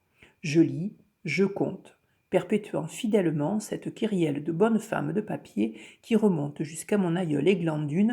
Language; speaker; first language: French; native; French